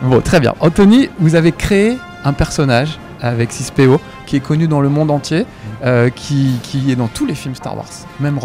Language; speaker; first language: French; native; French